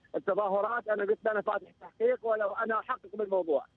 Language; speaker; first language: Arabic; native; Arabic